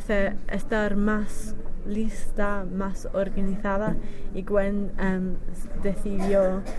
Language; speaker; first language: Spanish; non-native, learner; English